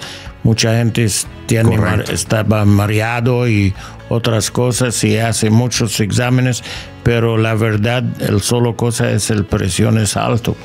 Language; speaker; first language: Spanish; non-native, learner; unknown